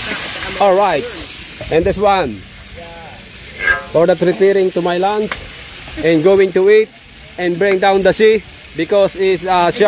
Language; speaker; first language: English; non-native, learner; Filipino